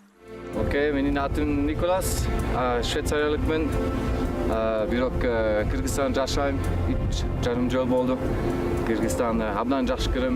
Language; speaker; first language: Kyrgyz; non-native, learner; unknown